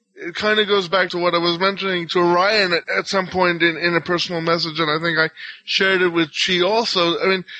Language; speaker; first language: English; non-native, fluent; Hebrew